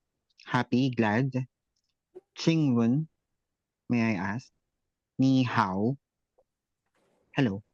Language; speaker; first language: English; non-native, learner; Filipino